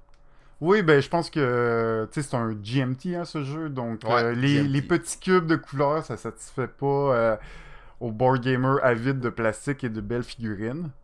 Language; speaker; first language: French; native; French